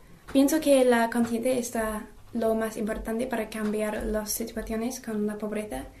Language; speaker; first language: Spanish; non-native, learner; English